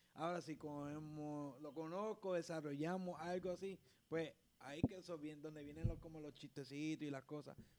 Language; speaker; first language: Spanish; early bilingual, heritage; Spanish